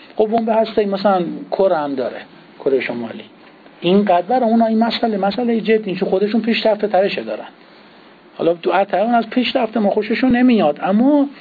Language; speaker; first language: Persian; native; Persian